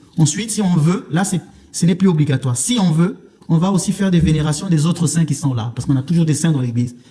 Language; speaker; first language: French; non-native, local second language; Lingala